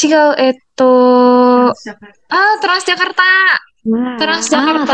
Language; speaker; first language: Japanese; native; Japanese